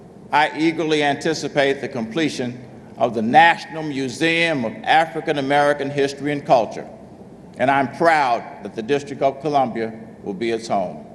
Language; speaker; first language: English; native; English